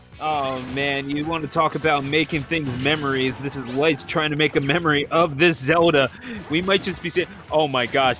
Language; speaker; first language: English; native; English